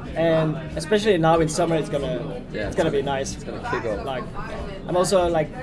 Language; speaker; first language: English; non-native, fluent; Dutch